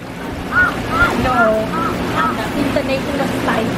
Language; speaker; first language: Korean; non-native, learner; Vietnamese